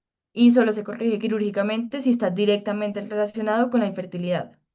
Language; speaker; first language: Spanish; native; Spanish